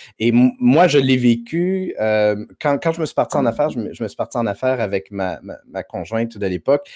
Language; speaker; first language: French; native; French